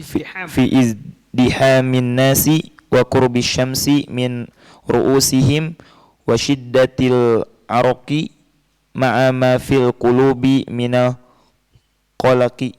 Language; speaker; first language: Arabic; non-native, learner; Indonesian